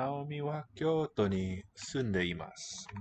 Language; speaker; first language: Japanese; non-native, learner; English